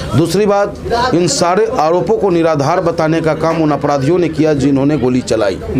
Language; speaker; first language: Hindi; native; Hindi